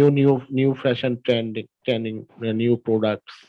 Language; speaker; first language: English; non-native, learner; Bangla